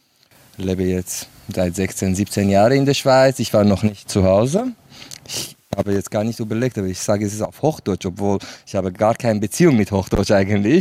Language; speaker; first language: German; non-native, fluent; Kurdish